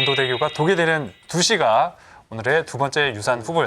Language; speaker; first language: Korean; native; Korean